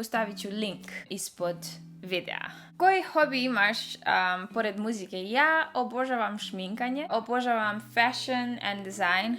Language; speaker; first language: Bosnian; early bilingual, heritage; Dutch